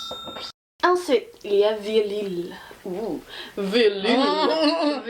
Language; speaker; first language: French; non-native, learner; Indonesian